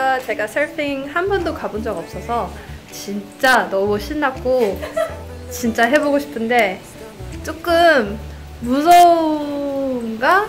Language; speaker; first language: Korean; non-native, fluent; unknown